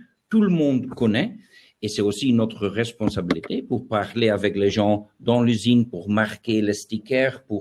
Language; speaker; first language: French; non-native, learner; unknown